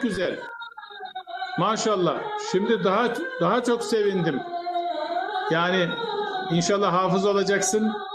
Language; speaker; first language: Turkish; native; Turkish